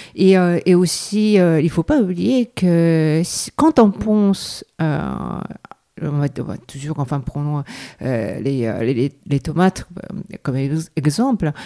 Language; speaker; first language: French; non-native, fluent; Japanese